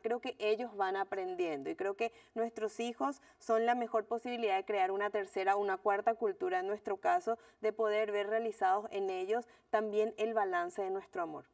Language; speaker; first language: Spanish; native; Spanish